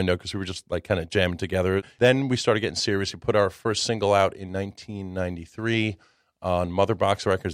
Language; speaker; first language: English; early bilingual, other home language; Czech